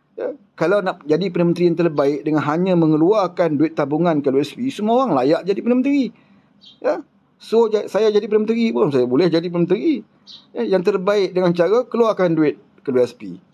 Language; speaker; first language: Malay; native; Malay